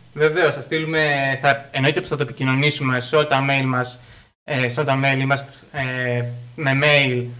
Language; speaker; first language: Greek; native; Greek